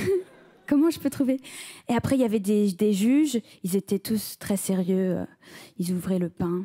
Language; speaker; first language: French; early bilingual, heritage; French